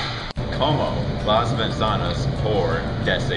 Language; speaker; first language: Spanish; non-native, learner; English